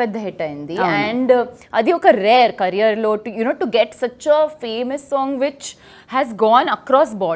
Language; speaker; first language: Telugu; non-native, learner; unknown